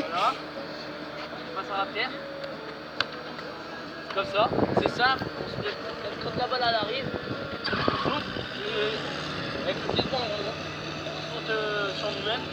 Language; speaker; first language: French; native; French